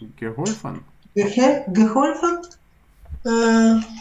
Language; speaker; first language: German; non-native, learner; Ukrainian